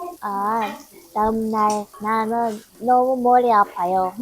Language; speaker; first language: Korean; non-native, learner; Filipino